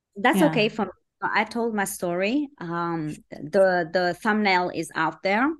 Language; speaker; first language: English; early bilingual, other home language; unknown